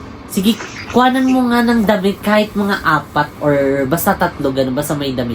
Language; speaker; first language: Filipino; native; Filipino